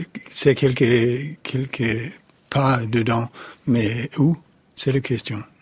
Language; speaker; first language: French; non-native, fluent; Danish